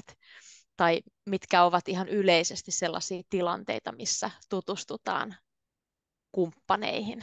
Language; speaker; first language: Finnish; native; Finnish